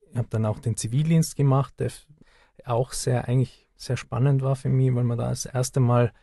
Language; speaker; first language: German; native; German